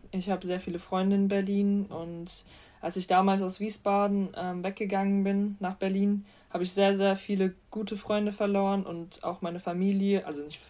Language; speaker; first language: German; native; German